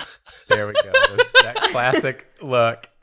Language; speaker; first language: English; native; English